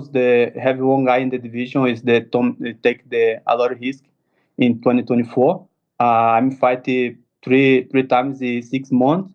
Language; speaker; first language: English; non-native, learner; Portuguese